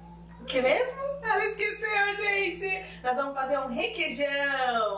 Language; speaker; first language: Portuguese; native; Portuguese